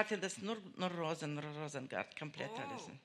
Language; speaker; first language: German; non-native, learner; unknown